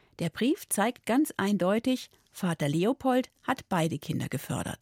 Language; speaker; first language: German; native; German